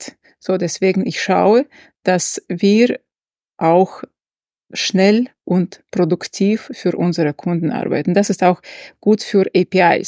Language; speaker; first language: German; non-native, fluent; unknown